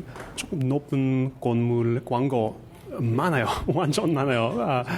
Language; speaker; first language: Korean; non-native, learner; English